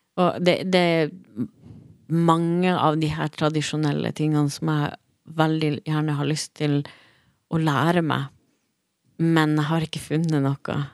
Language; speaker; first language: Norwegian; native; Norwegian